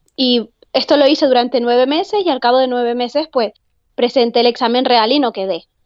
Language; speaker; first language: Spanish; native; Spanish